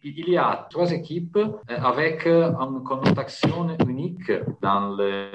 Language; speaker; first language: French; non-native, fluent; Italian